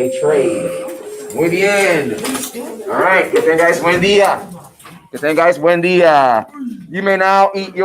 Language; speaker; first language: Spanish; non-native, fluent; English